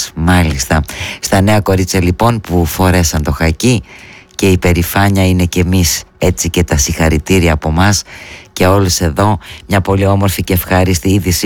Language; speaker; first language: Greek; native; Greek